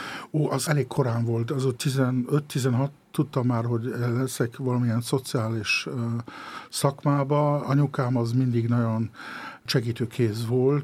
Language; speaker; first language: Hungarian; early bilingual, heritage; Hungarian